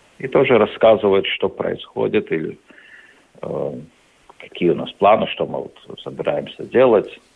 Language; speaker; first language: Russian; non-native, local second language; Latvian